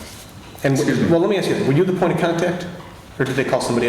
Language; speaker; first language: English; native; English